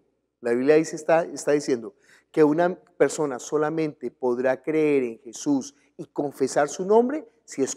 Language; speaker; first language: Spanish; native; Spanish